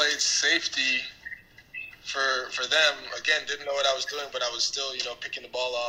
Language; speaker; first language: English; native; English